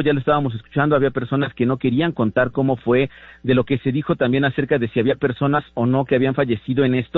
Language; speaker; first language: Spanish; native; Spanish